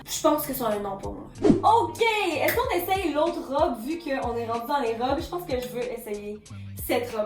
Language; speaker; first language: French; native; French